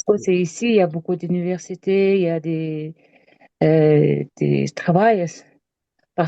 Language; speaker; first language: French; non-native, learner; Mongolian